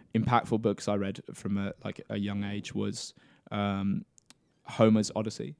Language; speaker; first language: English; native; English